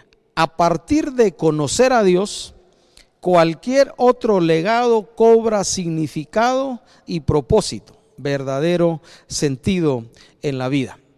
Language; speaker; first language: Spanish; native; Spanish